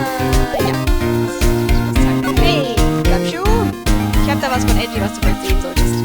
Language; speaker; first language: German; native; German